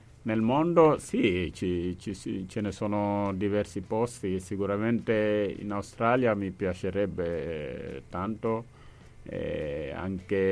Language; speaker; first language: Italian; non-native, fluent; Wolof